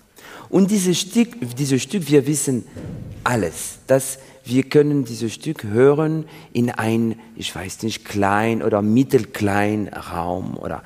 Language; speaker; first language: German; non-native, learner; French